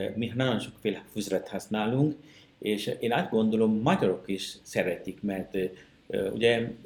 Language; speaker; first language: Hungarian; non-native, fluent; Sinhala